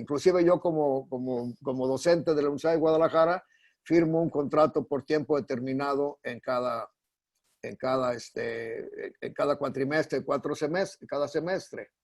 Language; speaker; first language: Spanish; native; Spanish